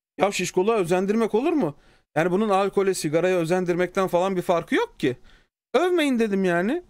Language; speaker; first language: Turkish; native; Turkish